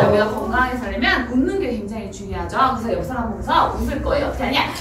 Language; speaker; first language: Korean; native; Korean